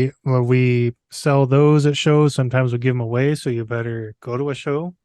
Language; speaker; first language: English; native; English